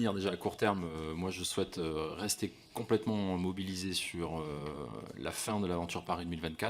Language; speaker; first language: French; native; French